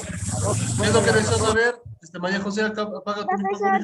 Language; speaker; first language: Spanish; native; Spanish